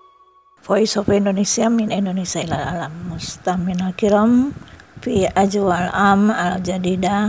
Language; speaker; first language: Arabic; non-native, fluent; Indonesian